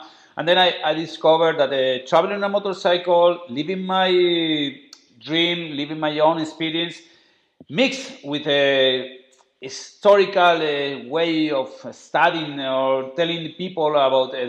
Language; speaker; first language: English; non-native, fluent; Spanish